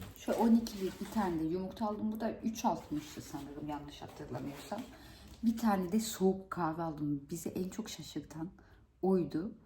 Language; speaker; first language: Turkish; early bilingual, heritage; Turkish